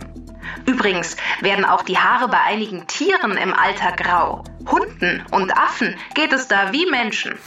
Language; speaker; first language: German; native; German